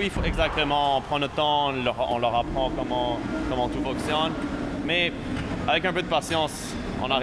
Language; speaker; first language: French; native; French